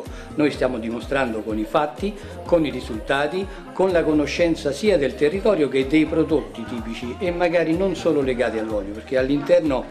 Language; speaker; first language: Italian; native; Italian